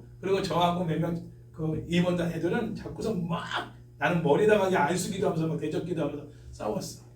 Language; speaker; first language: Korean; native; Korean